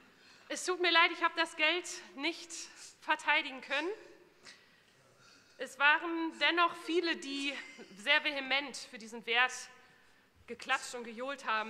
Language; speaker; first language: German; native; German